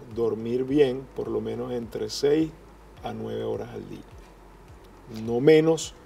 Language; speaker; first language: Spanish; native; Spanish